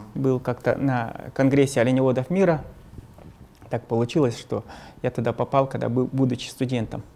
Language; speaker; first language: Russian; non-native, local second language; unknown